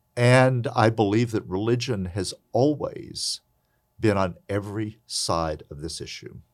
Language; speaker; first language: English; native; English